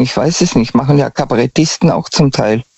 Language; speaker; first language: German; native; German